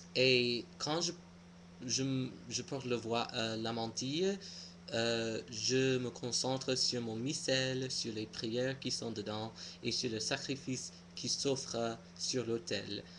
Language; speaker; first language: French; non-native, fluent; English